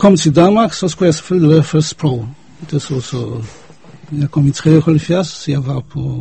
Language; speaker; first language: Danish; non-native, fluent; Polish